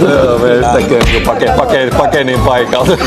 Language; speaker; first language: Finnish; native; Finnish